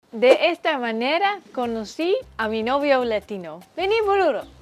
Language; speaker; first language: Spanish; non-native, learner; English